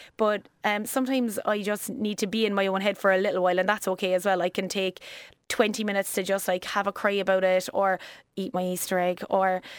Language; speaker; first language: English; native; English